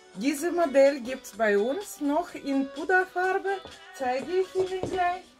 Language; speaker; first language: German; non-native, fluent; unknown